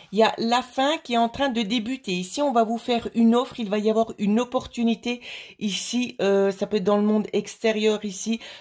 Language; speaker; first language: French; native; French